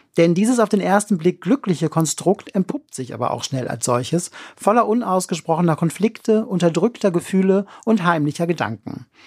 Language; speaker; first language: German; native; German